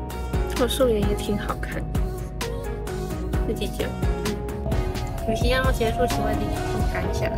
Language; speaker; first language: Chinese; native; Chinese